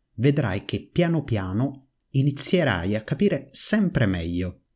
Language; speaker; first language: Italian; native; Italian